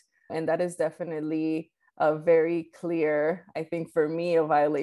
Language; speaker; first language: English; early bilingual, other home language; Spanish